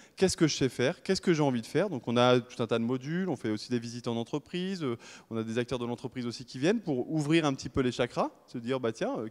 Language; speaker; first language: French; native; French